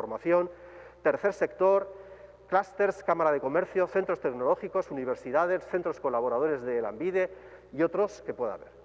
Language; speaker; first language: Spanish; native; Spanish